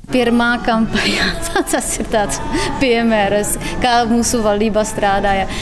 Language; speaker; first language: Latvian; non-native, fluent; Czech